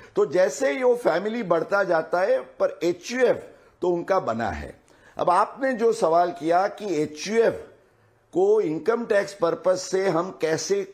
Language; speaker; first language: Hindi; non-native, local second language; Gujarati